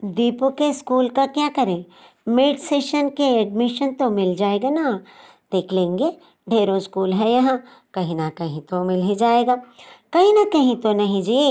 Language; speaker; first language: Hindi; non-native, local second language; Telugu